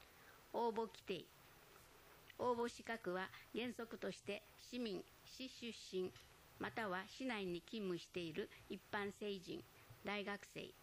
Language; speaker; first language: Japanese; native; Japanese